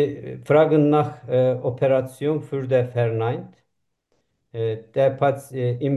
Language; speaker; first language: German; non-native, learner; Turkish